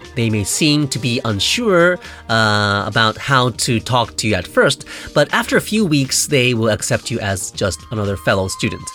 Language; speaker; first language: English; non-native, fluent; Japanese